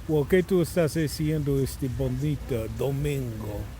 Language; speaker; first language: Spanish; non-native, learner; English